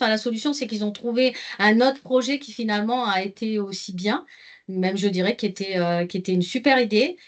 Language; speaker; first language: French; native; French